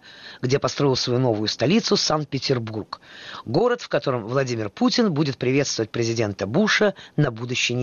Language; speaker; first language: Russian; native; Russian